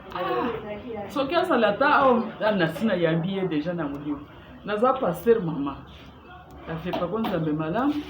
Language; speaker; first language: Lingala; non-native, local second language; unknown